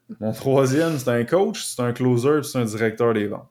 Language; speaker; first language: French; native; French